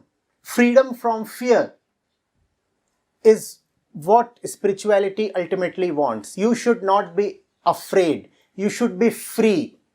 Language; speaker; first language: English; non-native, local second language; Hindi